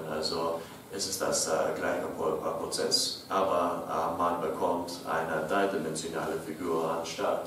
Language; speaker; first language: German; non-native, learner; English